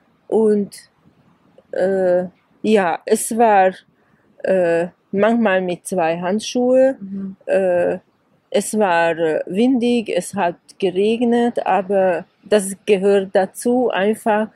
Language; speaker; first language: German; non-native, fluent; Hungarian